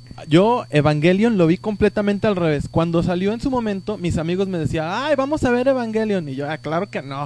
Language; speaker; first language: Spanish; native; Spanish